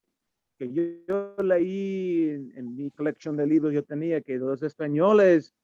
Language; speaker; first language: Spanish; non-native, learner; English